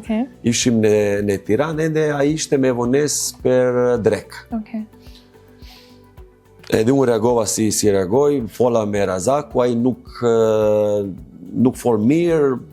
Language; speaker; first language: Albanian; non-native, learner; Serbian